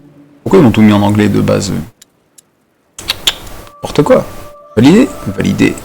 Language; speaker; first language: French; native; French